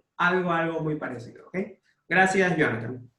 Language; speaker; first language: Spanish; native; Spanish